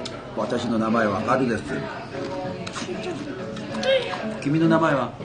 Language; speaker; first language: Japanese; non-native, learner; Korean